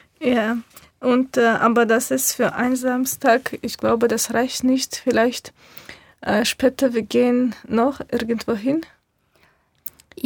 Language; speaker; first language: German; non-native, learner; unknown